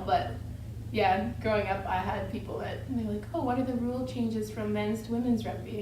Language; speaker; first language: English; native; English